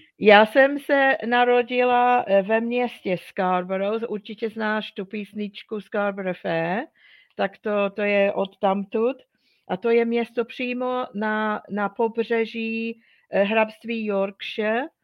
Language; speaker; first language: Czech; non-native, fluent; English